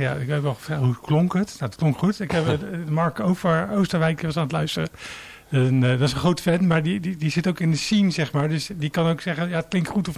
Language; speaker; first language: Dutch; native; Dutch